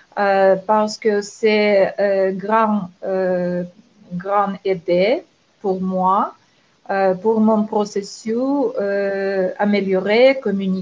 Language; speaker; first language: French; non-native, learner; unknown